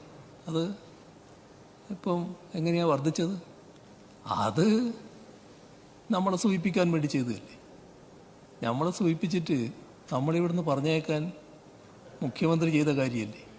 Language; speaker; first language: Malayalam; native; Malayalam